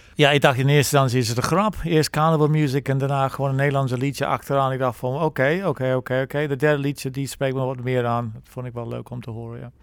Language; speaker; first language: Dutch; non-native, fluent; English